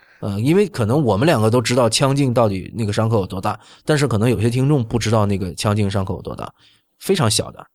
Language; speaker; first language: Chinese; native; Chinese